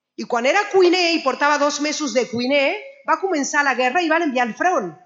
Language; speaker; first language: Catalan; non-native, fluent; Spanish